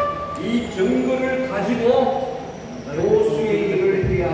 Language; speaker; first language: Spanish; non-native, learner; Korean